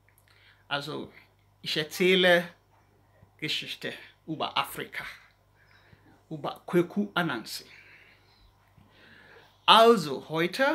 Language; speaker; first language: German; non-native, learner; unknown